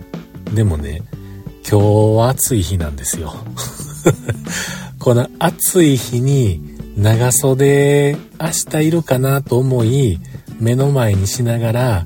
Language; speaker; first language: Japanese; native; Japanese